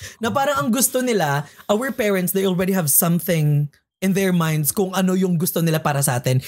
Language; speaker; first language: Filipino; native; Filipino